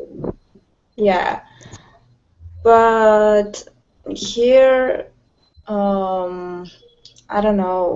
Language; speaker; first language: English; non-native, learner; Romanian